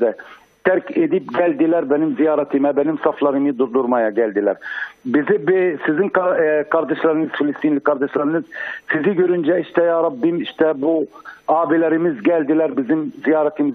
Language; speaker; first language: Turkish; non-native, fluent; Arabic